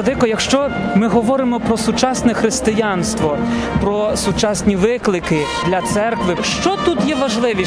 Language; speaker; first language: Ukrainian; native; Ukrainian